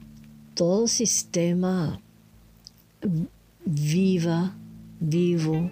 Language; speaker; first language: Spanish; non-native, learner; French